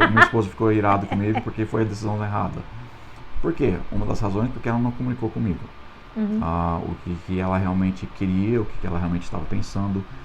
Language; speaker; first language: Portuguese; non-native, fluent; English